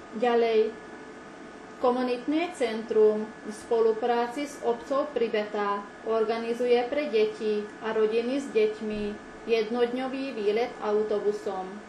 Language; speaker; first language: Slovak; non-native, local second language; Hungarian